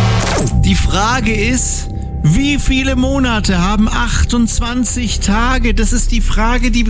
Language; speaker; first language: German; native; German